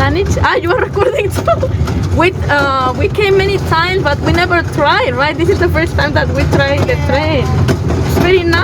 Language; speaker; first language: English; non-native, learner; Spanish